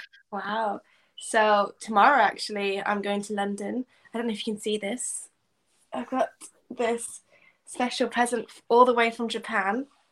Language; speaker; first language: English; native; English